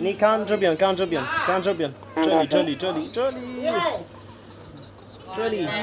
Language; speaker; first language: Chinese; non-native, learner; Central Kurdish